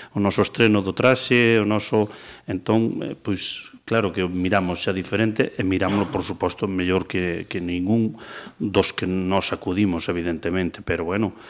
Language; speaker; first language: Galician; native; Galician